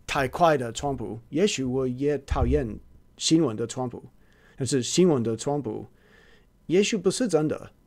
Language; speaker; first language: Chinese; non-native, learner; English